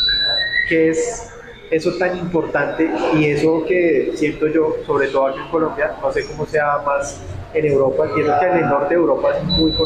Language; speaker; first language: Spanish; native; Spanish